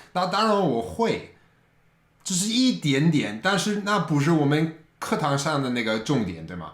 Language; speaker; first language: Chinese; non-native, fluent; English